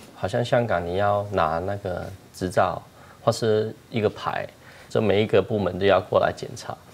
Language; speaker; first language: Chinese; non-native, fluent; Cantonese